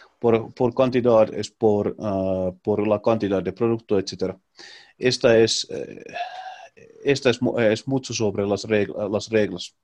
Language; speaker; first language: Spanish; non-native, learner; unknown